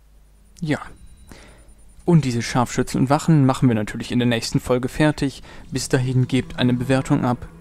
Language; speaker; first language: German; native; German